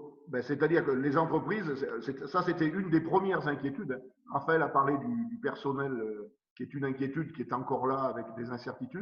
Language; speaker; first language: French; native; French